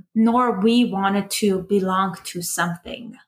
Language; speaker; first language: English; early bilingual, other home language; Persian